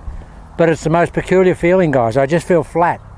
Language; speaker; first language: English; native; English